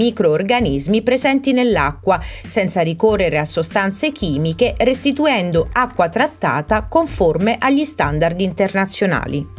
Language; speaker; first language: Italian; native; Italian